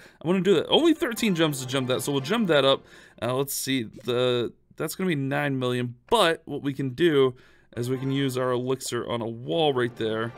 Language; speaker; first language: English; native; English